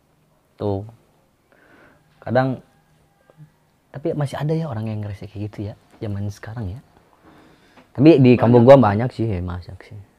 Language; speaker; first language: Indonesian; non-native, local second language; Sundanese